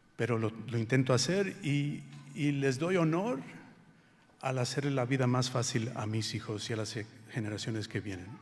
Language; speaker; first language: Spanish; early bilingual, heritage; Spanish